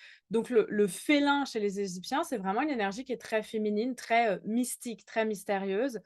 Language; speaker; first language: French; native; French